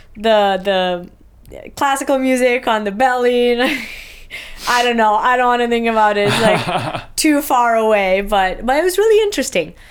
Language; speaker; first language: English; non-native, fluent; Romanian